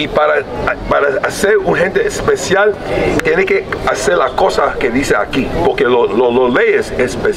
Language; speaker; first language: Spanish; early bilingual, heritage; Spanish